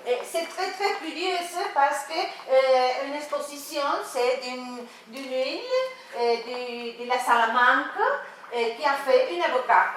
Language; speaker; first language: French; non-native, learner; Spanish